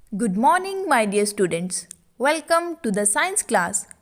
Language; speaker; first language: English; non-native, local second language; Punjabi